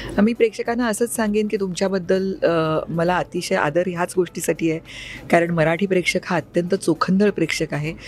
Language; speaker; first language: Marathi; native; Marathi